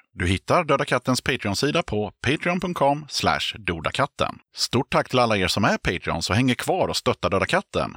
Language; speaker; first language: Swedish; native; Swedish